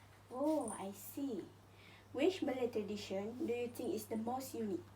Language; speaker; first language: English; non-native, local second language; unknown